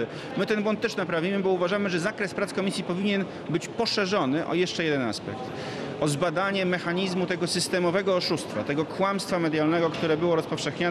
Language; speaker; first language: Polish; native; Polish